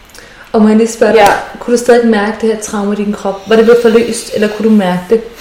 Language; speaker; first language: Danish; native; Danish